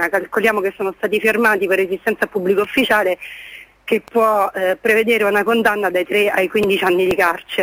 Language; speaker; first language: Italian; native; Italian